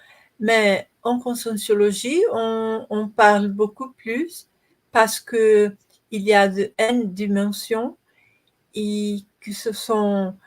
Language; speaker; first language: French; non-native, learner; Portuguese